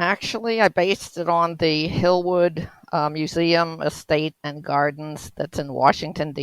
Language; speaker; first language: English; native; English